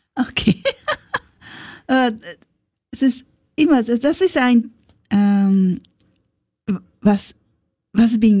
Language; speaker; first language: German; non-native, learner; Japanese